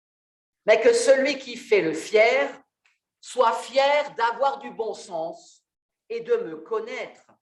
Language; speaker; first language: French; native; French